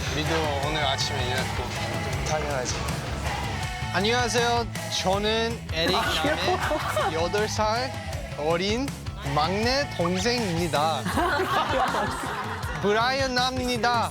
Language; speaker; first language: Korean; non-native, fluent; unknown